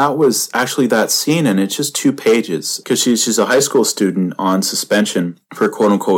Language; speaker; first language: English; native; English